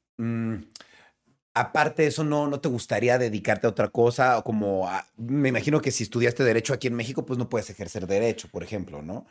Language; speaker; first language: Spanish; native; Spanish